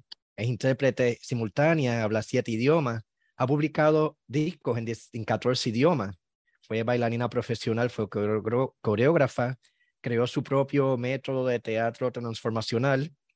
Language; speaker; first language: Spanish; native; Spanish